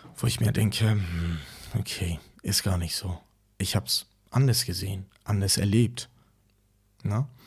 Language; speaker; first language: German; non-native, fluent; Persian